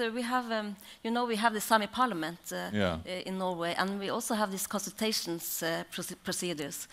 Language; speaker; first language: English; non-native, learner; Norwegian